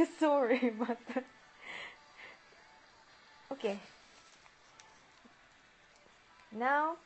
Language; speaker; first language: English; non-native, learner; Japanese